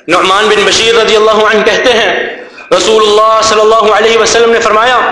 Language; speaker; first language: Urdu; native; Urdu